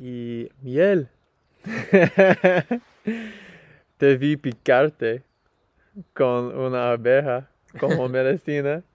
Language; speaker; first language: Spanish; non-native, learner; English